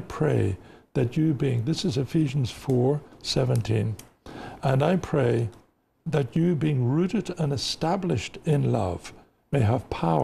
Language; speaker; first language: English; native; English